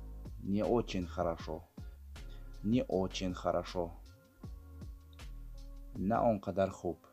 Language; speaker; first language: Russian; non-native, fluent; Tajik